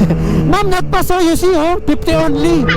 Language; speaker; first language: English; non-native, learner; Filipino